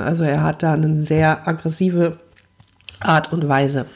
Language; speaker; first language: German; native; German